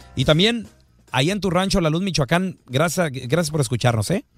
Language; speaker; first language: Spanish; native; Spanish